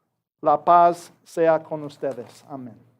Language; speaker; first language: Spanish; non-native, fluent; English